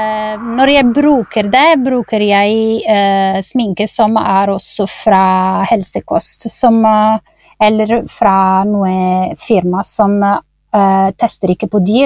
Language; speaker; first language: Norwegian; non-native, fluent; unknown